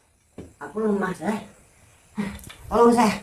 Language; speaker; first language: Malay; non-native, local second language; Javanese